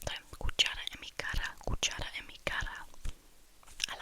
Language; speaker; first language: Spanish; non-native, learner; English